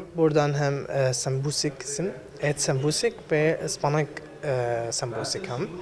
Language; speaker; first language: Turkish; non-native, learner; Arabic